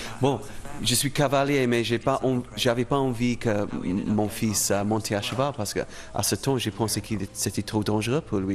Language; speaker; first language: French; non-native, fluent; English